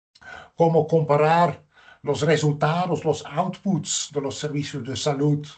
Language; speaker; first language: Spanish; non-native, fluent; Dutch